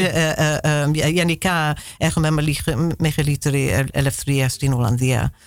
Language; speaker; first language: Greek; non-native, fluent; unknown